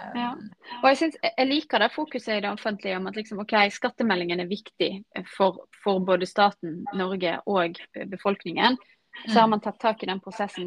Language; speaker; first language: Norwegian; native; Norwegian